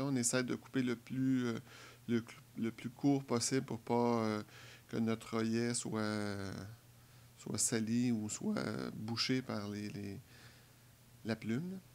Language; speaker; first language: French; native; French